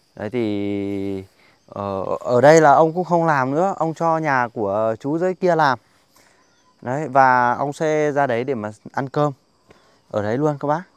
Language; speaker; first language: Vietnamese; non-native, local second language; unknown